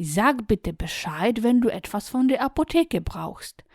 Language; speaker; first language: German; non-native, fluent; Polish